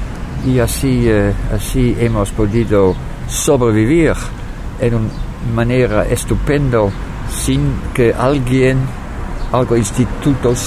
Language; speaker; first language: Spanish; non-native, fluent; Dutch